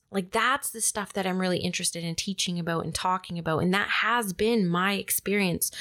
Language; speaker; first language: English; native; English